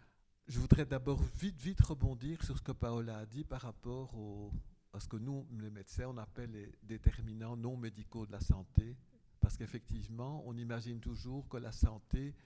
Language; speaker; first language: French; native; French